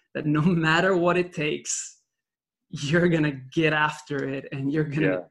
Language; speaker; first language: English; non-native, fluent; French